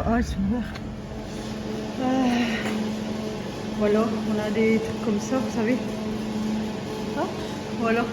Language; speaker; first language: French; native; French